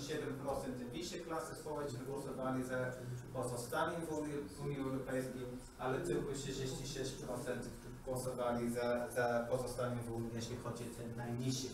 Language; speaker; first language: Polish; non-native, learner; English